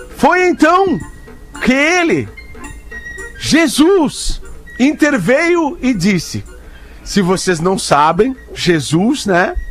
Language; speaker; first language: Portuguese; native; Portuguese